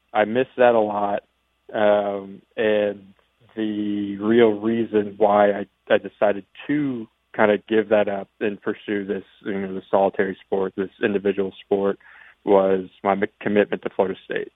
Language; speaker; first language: English; native; English